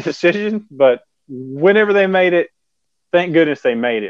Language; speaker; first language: English; native; English